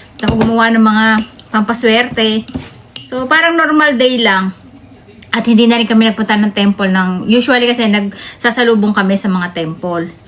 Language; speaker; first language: Filipino; native; Filipino